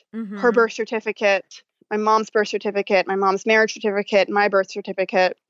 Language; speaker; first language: English; native; English